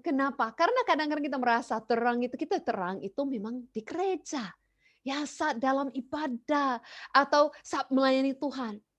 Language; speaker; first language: Indonesian; non-native, fluent; English